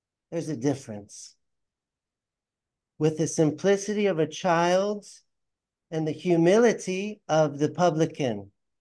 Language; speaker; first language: English; native; English